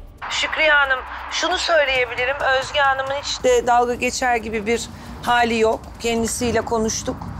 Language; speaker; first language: Turkish; native; Turkish